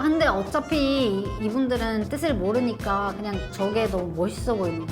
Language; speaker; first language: Korean; non-native, fluent; Kazakh